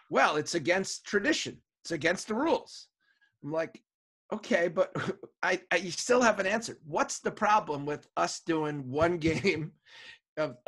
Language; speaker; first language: English; native; English